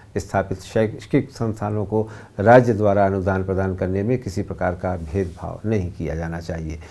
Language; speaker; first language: Hindi; native; Hindi